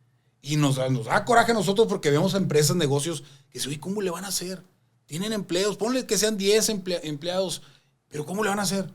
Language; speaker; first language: Spanish; native; Spanish